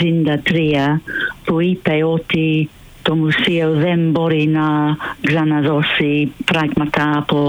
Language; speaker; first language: Greek; non-native, fluent; English